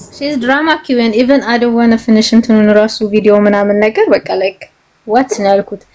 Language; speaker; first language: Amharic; native; Amharic